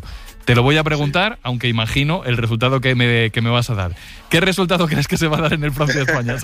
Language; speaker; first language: Spanish; native; Spanish